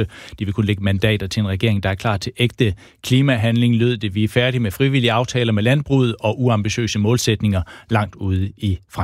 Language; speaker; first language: Danish; native; Danish